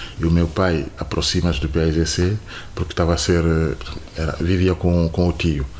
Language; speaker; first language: Portuguese; non-native, fluent; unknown